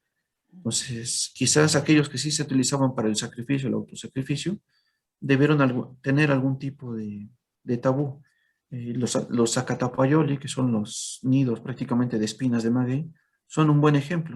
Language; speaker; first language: Spanish; native; Spanish